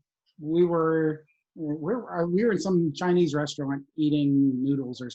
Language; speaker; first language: English; native; English